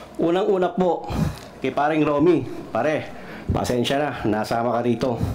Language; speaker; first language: Filipino; non-native, local second language; Cebuano